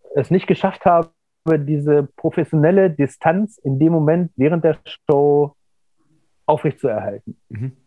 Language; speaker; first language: German; native; German